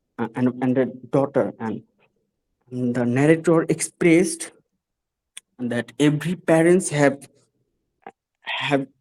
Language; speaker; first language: English; non-native, learner; Bangla